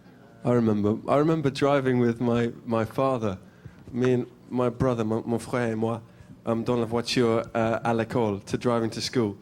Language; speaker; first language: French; non-native, learner; English